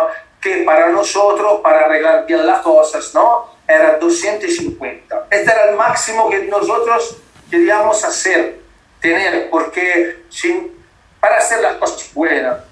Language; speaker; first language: Spanish; non-native, learner; Italian